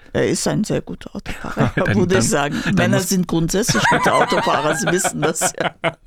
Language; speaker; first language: German; non-native, fluent; Persian